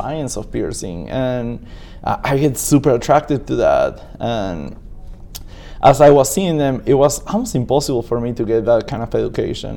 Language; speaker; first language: English; non-native, fluent; Spanish